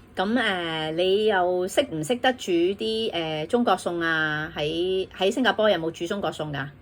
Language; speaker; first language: Cantonese; native; Cantonese